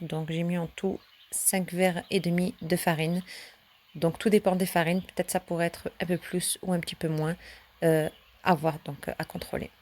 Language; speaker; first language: French; early bilingual, other home language; Turkish